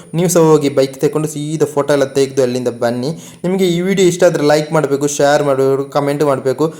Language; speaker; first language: Kannada; non-native, local second language; Tulu